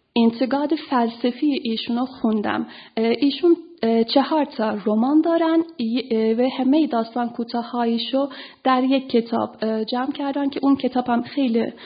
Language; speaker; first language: Persian; non-native, fluent; Turkish